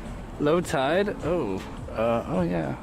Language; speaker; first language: English; native; English